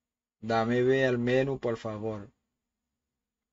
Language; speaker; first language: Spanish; non-native, learner; Haitian Creole